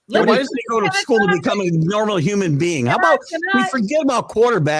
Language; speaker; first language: English; native; English